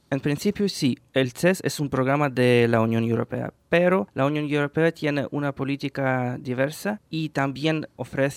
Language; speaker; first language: Spanish; non-native, fluent; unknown